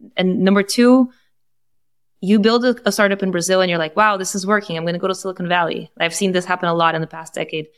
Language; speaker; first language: English; non-native, fluent; Portuguese